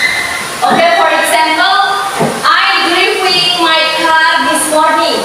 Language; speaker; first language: English; non-native, learner; Indonesian